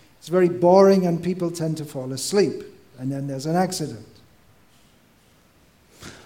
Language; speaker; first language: English; native; English